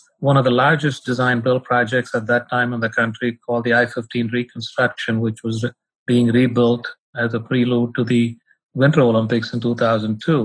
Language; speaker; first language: English; non-native, local second language; Tamil